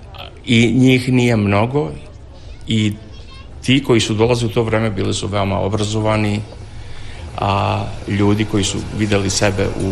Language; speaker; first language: Serbian; native; Serbian